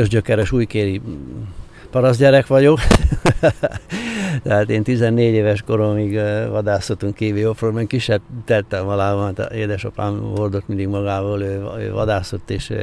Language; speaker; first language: Hungarian; native; Hungarian